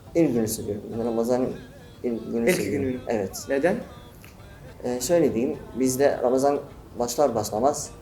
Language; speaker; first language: Turkish; non-native, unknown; Arabic